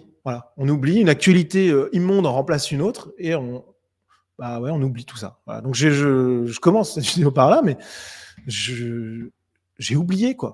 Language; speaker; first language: French; native; French